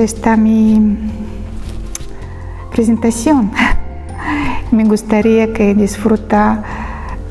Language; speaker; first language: Spanish; non-native, learner; Russian